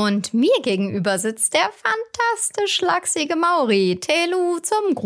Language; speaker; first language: German; native; German